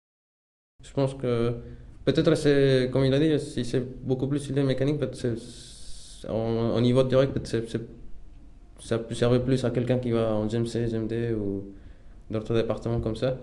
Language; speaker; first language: French; non-native, fluent; Spanish